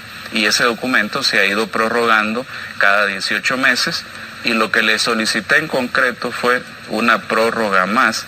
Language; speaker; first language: Spanish; native; Spanish